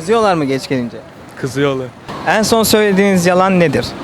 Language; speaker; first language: Turkish; native; Turkish